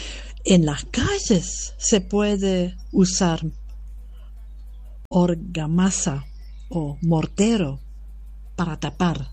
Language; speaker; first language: Spanish; non-native, fluent; German